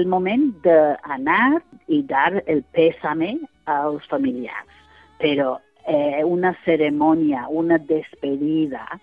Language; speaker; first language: Catalan; non-native, fluent; English